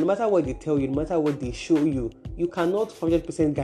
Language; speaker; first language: English; non-native, local second language; Yoruba